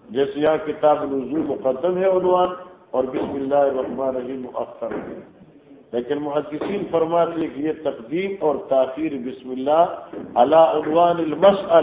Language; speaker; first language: Urdu; non-native, local second language; Northern Hindko